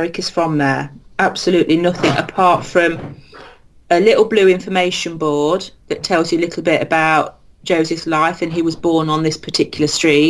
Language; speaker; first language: English; native; English